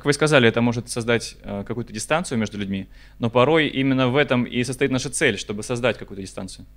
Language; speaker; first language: Russian; native; Russian